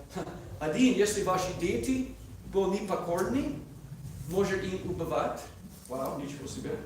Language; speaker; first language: Russian; non-native, learner; English